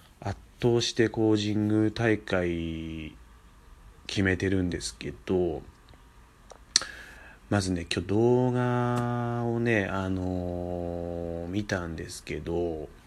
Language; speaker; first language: Japanese; native; Japanese